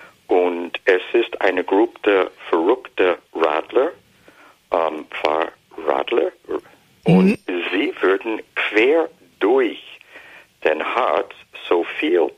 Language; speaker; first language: German; non-native, fluent; English